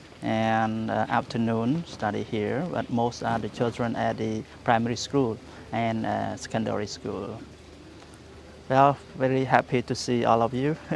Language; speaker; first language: English; non-native, learner; Khmer